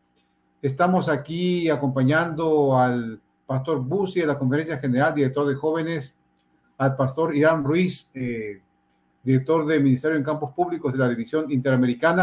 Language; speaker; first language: Spanish; native; Spanish